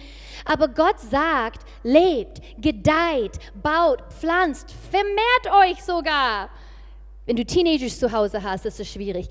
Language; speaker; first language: German; non-native, fluent; English